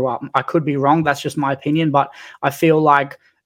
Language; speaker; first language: English; native; English